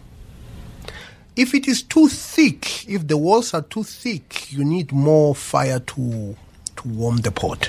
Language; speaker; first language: English; non-native, local second language; Venda